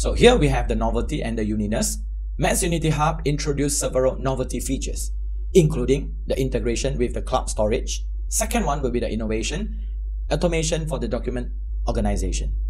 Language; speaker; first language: English; native; English